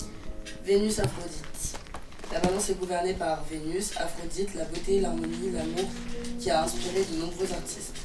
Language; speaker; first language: French; native; French